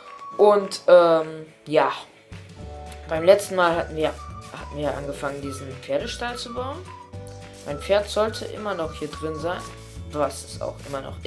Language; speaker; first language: German; native; German